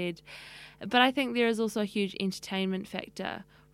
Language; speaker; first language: English; native; English